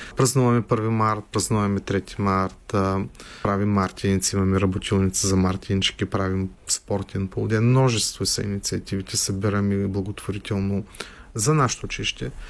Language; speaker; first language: Bulgarian; native; Bulgarian